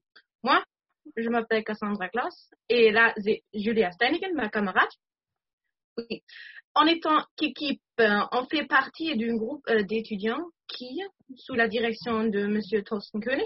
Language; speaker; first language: French; non-native, fluent; German